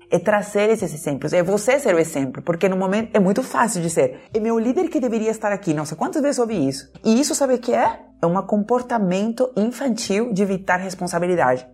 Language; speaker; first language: Portuguese; non-native, fluent; Spanish